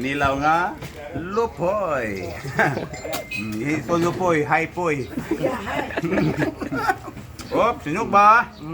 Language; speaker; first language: Filipino; non-native, local second language; Cebuano